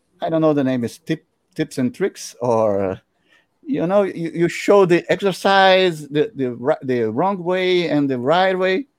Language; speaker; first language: English; non-native, learner; Portuguese